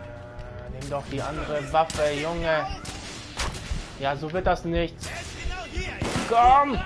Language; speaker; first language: German; native; German